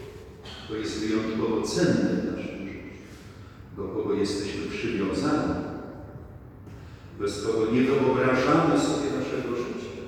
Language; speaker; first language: Polish; native; Polish